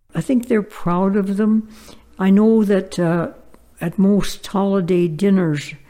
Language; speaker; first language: English; native; English